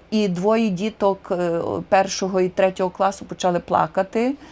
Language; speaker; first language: Ukrainian; native; Ukrainian